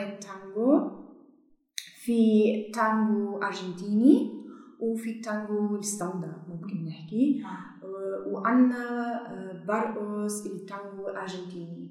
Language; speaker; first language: Arabic; non-native, learner; German